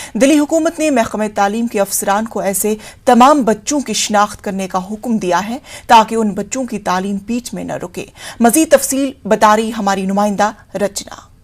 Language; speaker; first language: Hindi; native; Hindi